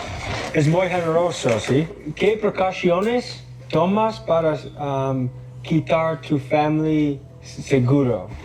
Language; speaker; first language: Spanish; non-native, learner; English